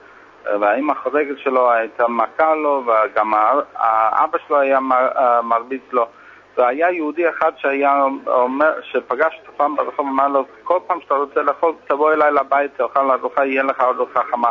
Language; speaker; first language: Hebrew; non-native, fluent; English